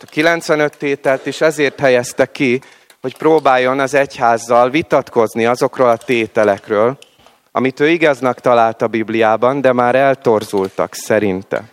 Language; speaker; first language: Hungarian; native; Hungarian